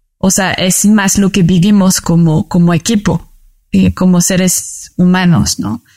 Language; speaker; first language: Spanish; non-native, fluent; French